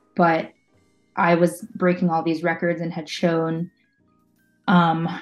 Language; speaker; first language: English; native; English